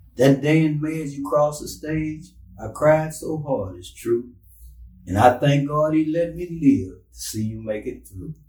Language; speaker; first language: English; native; English